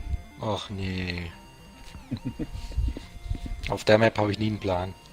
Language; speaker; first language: German; native; German